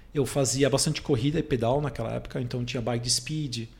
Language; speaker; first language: Portuguese; non-native, fluent; Dutch